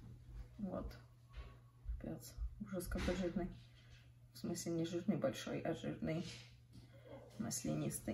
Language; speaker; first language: Russian; early bilingual, heritage; Russian